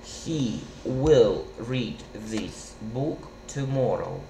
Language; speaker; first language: English; non-native, fluent; Russian